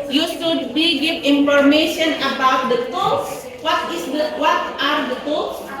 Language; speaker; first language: English; non-native, fluent; Indonesian